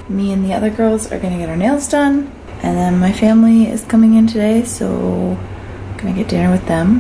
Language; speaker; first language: English; native; English